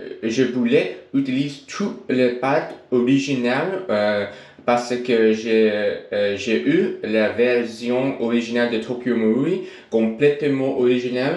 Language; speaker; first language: French; non-native, learner; English